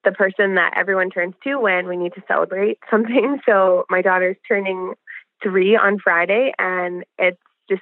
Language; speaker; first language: English; native; English